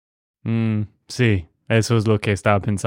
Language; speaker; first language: Spanish; non-native, fluent; English